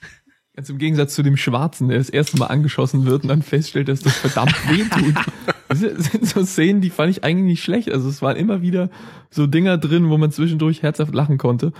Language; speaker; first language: German; native; German